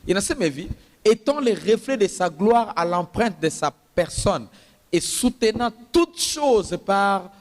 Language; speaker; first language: French; non-native, local second language; Swahili